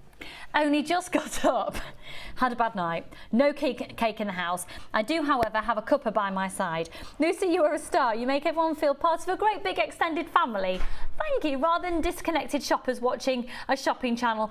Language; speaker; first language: English; native; English